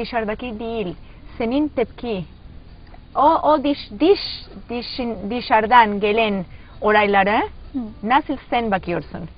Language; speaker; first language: Turkish; non-native, learner; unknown